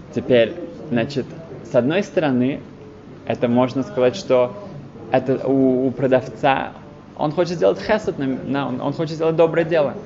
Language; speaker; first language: Russian; early bilingual, heritage; Russian